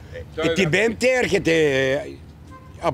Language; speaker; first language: Greek; early bilingual, heritage; Greek